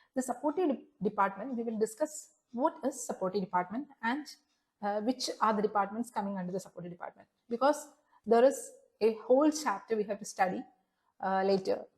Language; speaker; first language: English; non-native, local second language; Malayalam